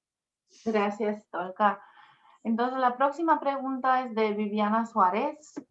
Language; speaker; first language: Spanish; non-native, fluent; English